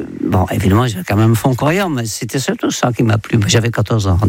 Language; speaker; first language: French; non-native, fluent; Dutch